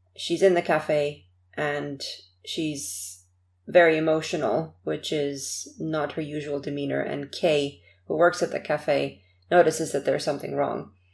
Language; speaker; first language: English; early bilingual, other home language; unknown